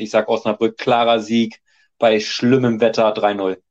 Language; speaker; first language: German; native; German